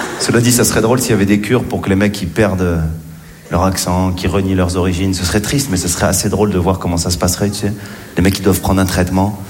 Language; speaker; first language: French; non-native, local second language; Arabic